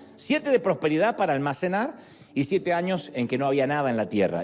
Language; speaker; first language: Spanish; native; Spanish